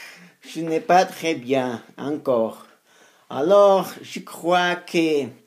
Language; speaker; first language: French; non-native, learner; Spanish